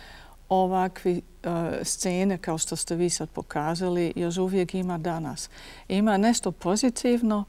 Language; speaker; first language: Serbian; non-native, fluent; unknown